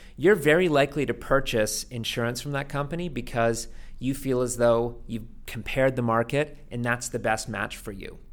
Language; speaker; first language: English; native; English